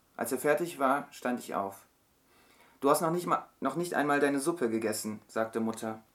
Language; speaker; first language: German; early bilingual, other home language; Turkish